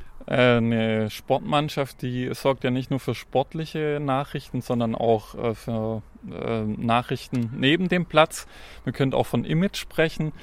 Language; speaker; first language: German; native; German